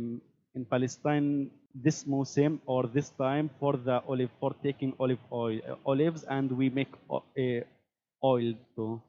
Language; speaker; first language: English; non-native, learner; Arabic